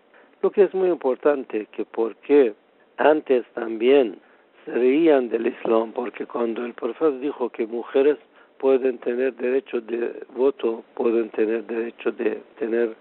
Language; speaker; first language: Spanish; non-native, fluent; Persian